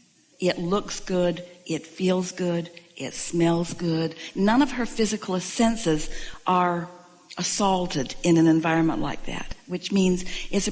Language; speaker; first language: English; native; English